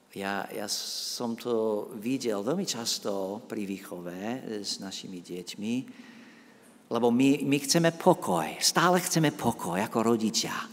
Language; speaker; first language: Slovak; non-native, fluent; English